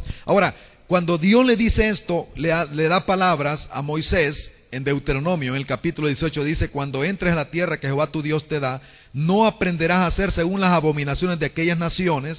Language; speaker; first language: Spanish; native; Spanish